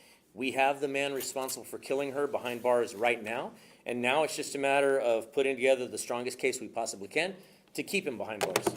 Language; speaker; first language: English; native; English